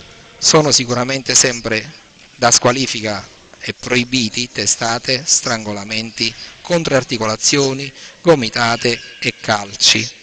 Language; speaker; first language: Italian; native; Italian